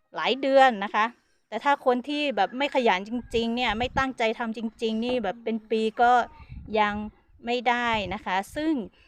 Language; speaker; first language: Thai; non-native, local second language; Hmong